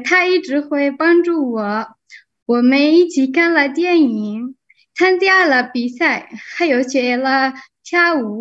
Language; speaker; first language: Chinese; non-native, learner; Arabic